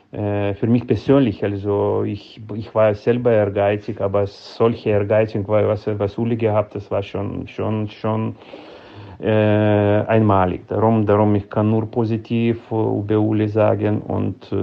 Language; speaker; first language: German; non-native, fluent; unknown